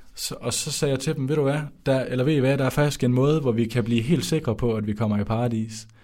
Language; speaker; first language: Danish; native; Danish